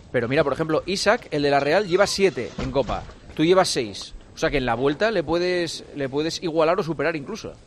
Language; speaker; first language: Spanish; native; Spanish